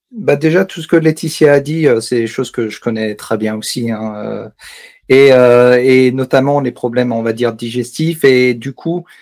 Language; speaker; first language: French; native; French